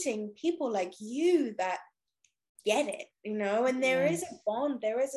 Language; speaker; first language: English; native; English